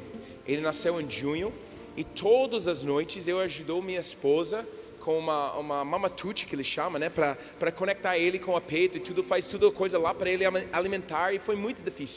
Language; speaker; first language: Portuguese; non-native, learner; English